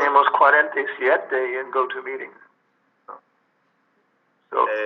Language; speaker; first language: Spanish; non-native, learner; English